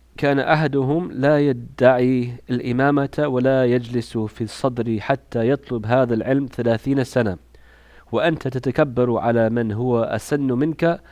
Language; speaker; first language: Arabic; non-native, fluent; English